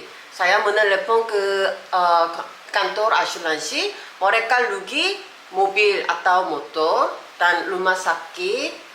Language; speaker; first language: Indonesian; non-native, learner; Korean